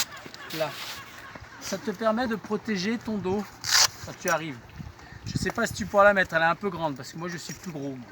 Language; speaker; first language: French; native; French